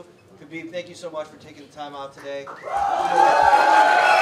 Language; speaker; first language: English; native; English